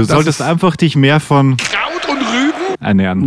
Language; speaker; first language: German; native; German